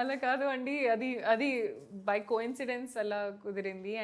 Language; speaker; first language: Telugu; non-native, local second language; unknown